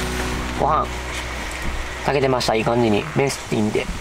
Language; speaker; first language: Japanese; native; Japanese